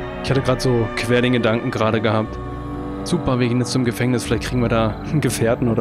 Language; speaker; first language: German; native; German